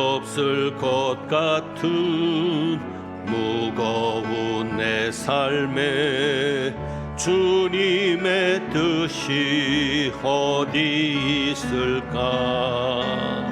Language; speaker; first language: Korean; native; Korean